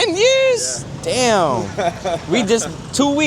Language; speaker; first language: English; native; English